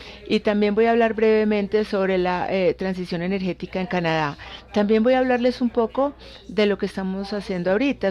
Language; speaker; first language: Spanish; non-native, fluent; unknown